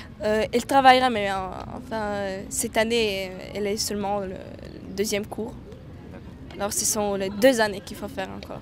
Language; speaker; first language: French; non-native, fluent; Latvian